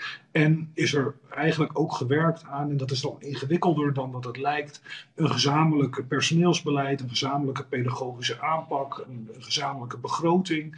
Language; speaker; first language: Dutch; native; Dutch